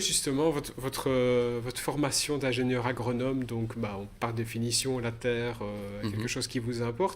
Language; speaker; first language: French; native; French